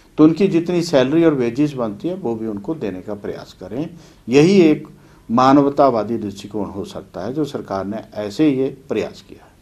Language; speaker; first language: Hindi; native; Hindi